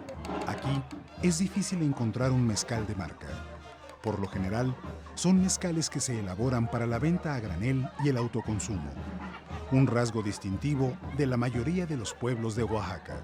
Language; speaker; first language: Spanish; native; Spanish